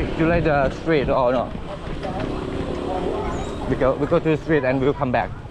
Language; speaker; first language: English; non-native, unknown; Thai